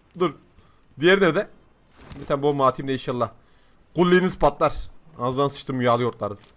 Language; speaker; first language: Turkish; native; Turkish